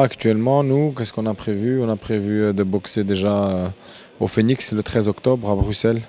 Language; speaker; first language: French; early bilingual, other home language; Arabic